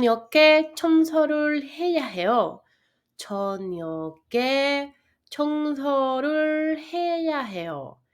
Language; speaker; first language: Korean; non-native, fluent; Spanish